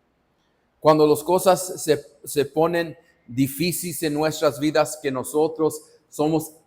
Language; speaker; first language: Spanish; non-native, fluent; English